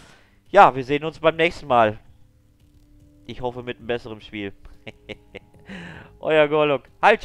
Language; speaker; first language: German; native; German